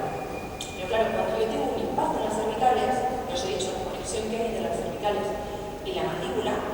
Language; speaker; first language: Spanish; native; Spanish